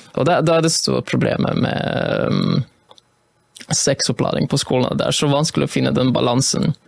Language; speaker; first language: Norwegian; non-native, fluent; Polish